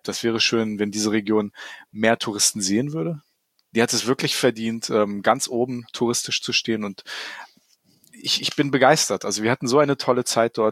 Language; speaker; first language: German; native; German